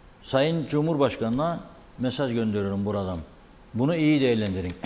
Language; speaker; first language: Turkish; native; Turkish